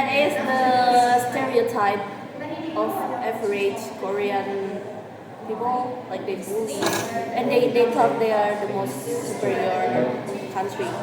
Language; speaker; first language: English; non-native, learner; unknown